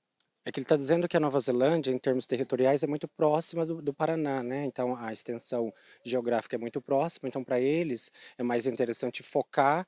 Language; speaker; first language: Portuguese; native; Portuguese